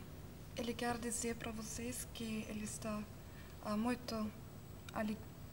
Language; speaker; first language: Portuguese; non-native, learner; German